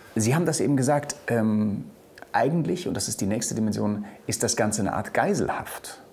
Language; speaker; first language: German; native; German